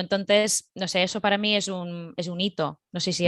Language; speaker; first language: Spanish; non-native, fluent; English